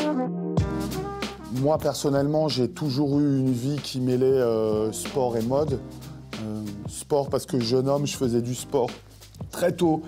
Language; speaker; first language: French; native; French